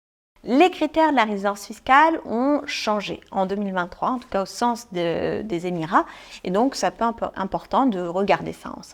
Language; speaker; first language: French; native; French